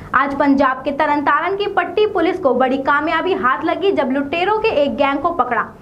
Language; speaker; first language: Hindi; non-native, local second language; Punjabi